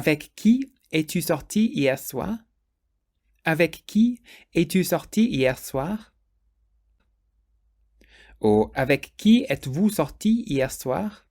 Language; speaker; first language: French; non-native, fluent; English